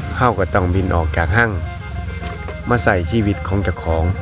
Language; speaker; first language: Thai; non-native, local second language; Northeastern Thai